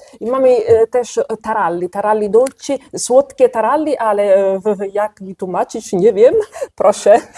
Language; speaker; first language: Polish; non-native, fluent; Italian